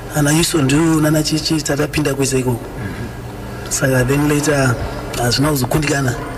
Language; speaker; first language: Shona; early bilingual, other home language; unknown